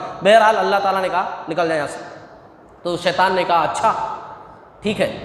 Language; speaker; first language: Urdu; native; Urdu